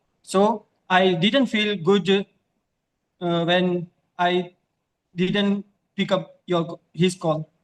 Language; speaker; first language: English; non-native, learner; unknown